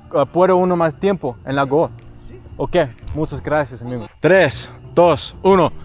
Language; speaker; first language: Spanish; non-native, learner; English